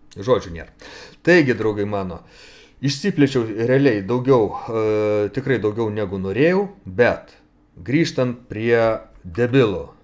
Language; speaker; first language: Lithuanian; native; Lithuanian